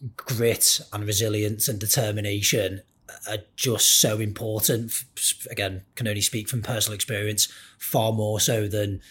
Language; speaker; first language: English; native; English